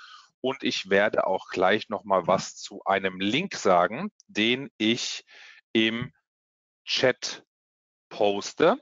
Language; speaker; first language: German; native; German